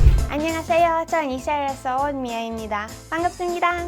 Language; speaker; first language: Korean; non-native, learner; Hebrew